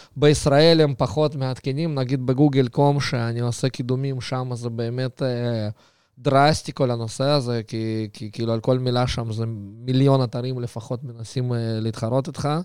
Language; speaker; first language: Hebrew; early bilingual, other home language; Russian